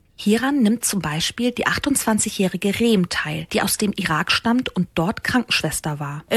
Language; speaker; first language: German; native; German